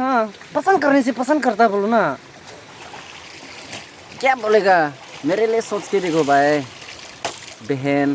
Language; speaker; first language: Hindi; non-native, local second language; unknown